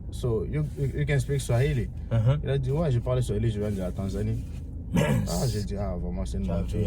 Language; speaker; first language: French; non-native, local second language; Swahili